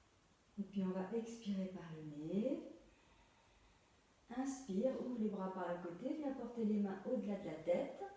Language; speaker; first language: French; native; French